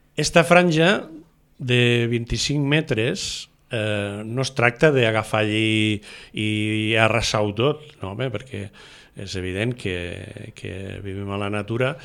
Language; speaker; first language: Catalan; native; Catalan